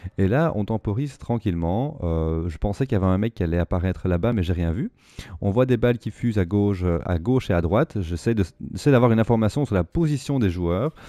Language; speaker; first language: French; native; French